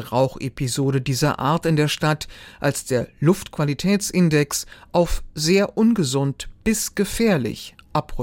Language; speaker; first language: German; native; German